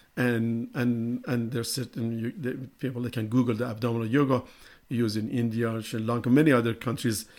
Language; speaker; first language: English; non-native, fluent; Persian